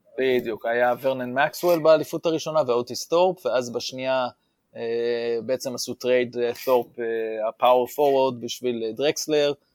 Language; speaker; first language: Hebrew; native; Hebrew